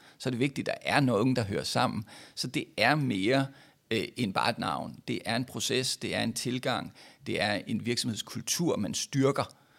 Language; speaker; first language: Danish; native; Danish